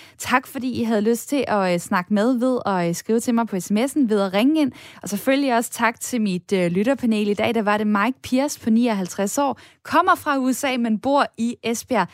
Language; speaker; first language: Danish; native; Danish